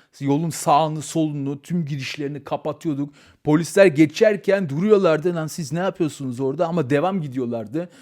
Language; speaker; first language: Turkish; early bilingual, heritage; Turkish